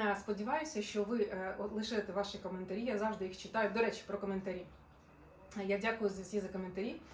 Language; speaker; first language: Ukrainian; non-native, local second language; Russian